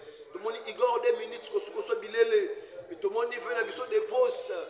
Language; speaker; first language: French; non-native, local second language; Lingala